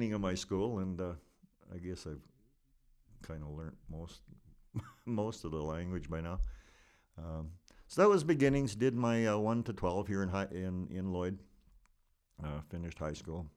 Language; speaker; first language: English; non-native, fluent; Ukrainian